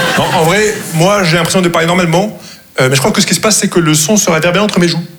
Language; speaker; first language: French; non-native, local second language; Arabic